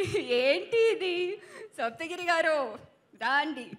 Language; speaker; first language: Telugu; non-native, learner; Tamil